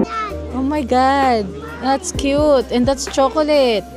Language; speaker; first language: English; non-native, local second language; Filipino